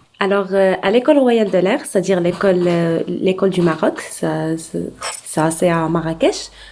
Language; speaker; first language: French; non-native, local second language; Arabic